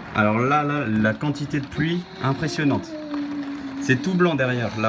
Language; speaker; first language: French; native; French